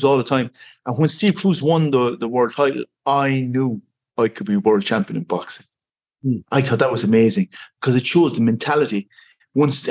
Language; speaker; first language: English; native; English